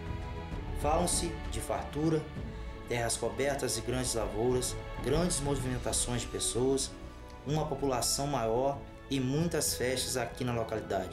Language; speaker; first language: Portuguese; native; Portuguese